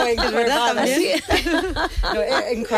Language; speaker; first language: Spanish; non-native, fluent; English